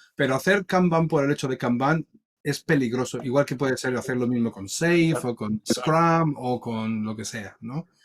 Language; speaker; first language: Spanish; native; Spanish